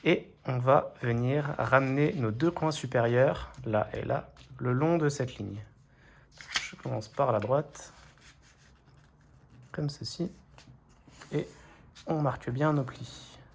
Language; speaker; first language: French; native; French